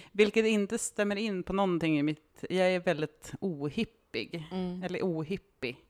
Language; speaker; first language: Swedish; native; Swedish